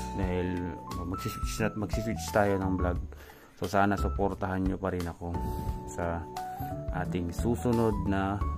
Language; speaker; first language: Filipino; non-native, local second language; Pangasinan